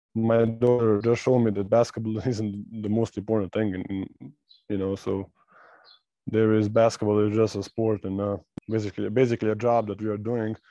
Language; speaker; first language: English; non-native, fluent; Serbian